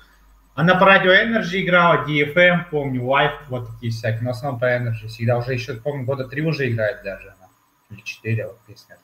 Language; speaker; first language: Russian; native; Russian